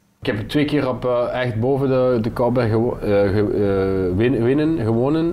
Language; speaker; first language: Dutch; non-native, local second language; French